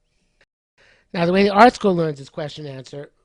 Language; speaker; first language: English; native; English